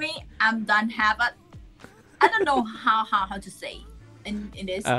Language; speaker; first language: English; non-native, learner; Thai